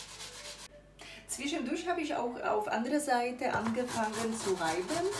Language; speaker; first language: German; non-native, fluent; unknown